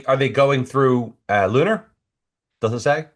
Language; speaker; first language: English; native; English